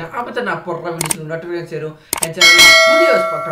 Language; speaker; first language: Tamil; early bilingual, heritage; Tamil